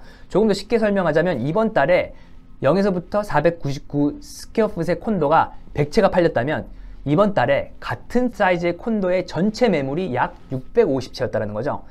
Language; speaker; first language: Korean; native; Korean